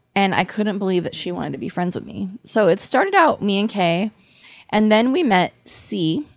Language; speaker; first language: English; native; English